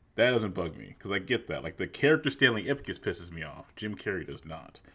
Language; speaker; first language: English; native; English